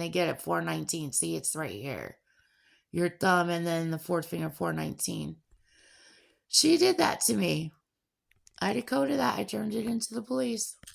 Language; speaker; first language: English; native; English